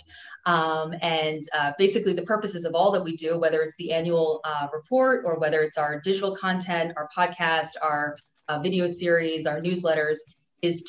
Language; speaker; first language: English; native; English